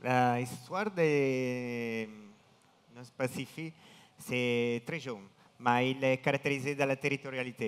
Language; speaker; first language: French; non-native, learner; Italian